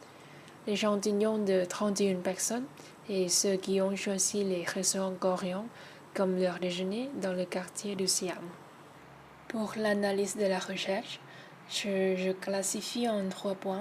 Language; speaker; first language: French; non-native, learner; Thai